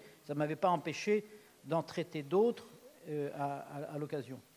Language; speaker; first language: French; native; French